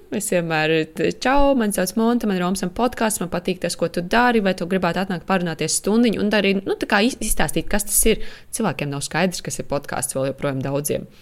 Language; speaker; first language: Latvian; native; Latvian